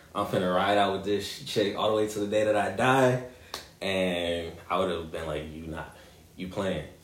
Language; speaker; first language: English; native; English